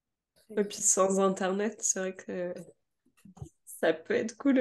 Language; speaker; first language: French; native; French